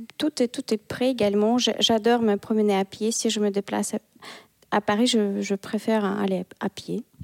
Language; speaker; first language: French; non-native, fluent; Russian